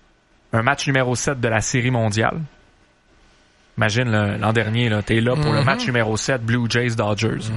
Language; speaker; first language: French; native; French